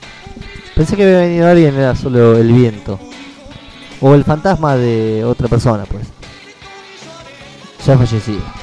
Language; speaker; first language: Spanish; native; Spanish